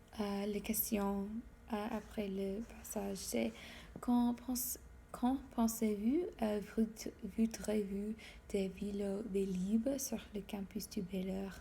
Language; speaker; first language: French; non-native, learner; English